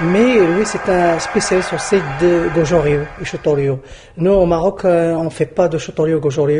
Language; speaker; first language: French; non-native, local second language; Arabic